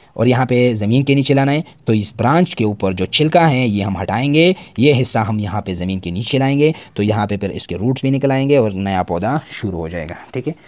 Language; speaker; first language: Urdu; non-native, local second language; Pashto